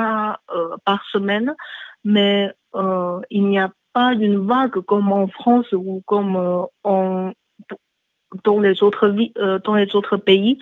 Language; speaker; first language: French; non-native, learner; Chinese